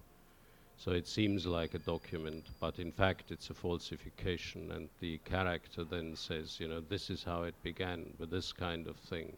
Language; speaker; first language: English; non-native, fluent; German